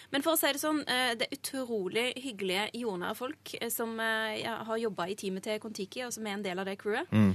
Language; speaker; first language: Norwegian; early bilingual, other home language; Urdu